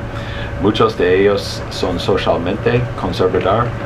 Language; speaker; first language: Spanish; early bilingual, heritage; Spanish